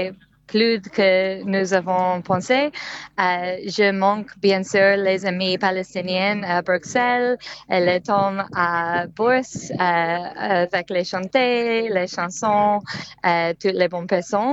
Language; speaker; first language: French; non-native, learner; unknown